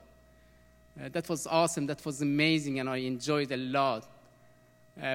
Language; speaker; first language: English; non-native, learner; Persian